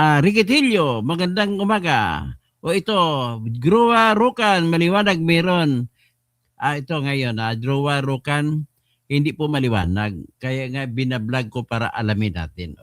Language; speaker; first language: Filipino; non-native, local second language; Hiligaynon